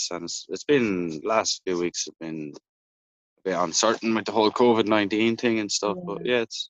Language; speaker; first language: English; native; English